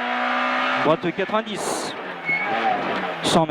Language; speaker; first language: French; native; French